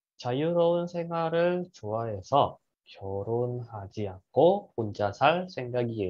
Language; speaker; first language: Korean; non-native, learner; Indonesian